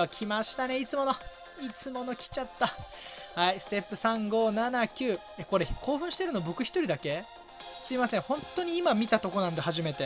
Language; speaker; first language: Japanese; native; Japanese